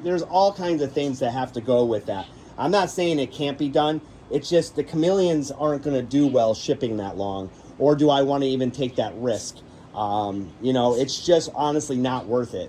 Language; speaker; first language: English; native; English